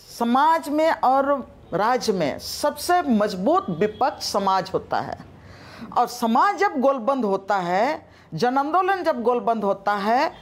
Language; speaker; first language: Hindi; non-native, local second language; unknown